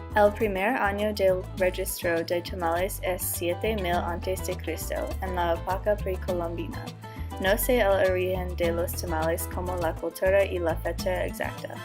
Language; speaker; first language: Spanish; non-native, learner; English